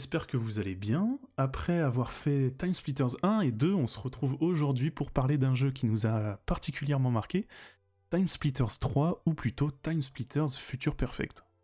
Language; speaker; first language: French; native; French